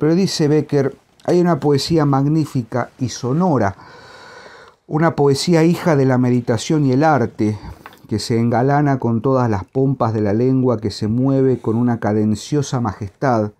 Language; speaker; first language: Spanish; native; Spanish